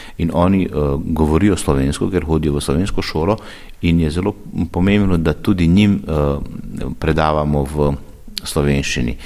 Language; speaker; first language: Slovenian; non-native, local second language; Bosnian